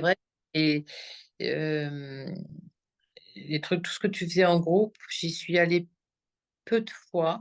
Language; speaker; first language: French; native; French